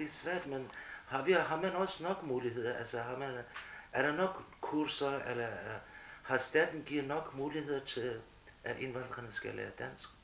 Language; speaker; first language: Danish; non-native, fluent; Kurdish